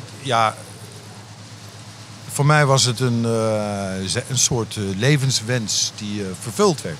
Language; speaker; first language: Dutch; native; Dutch